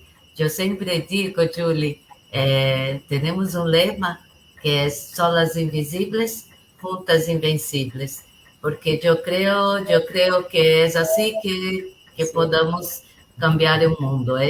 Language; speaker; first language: Spanish; non-native, local second language; Portuguese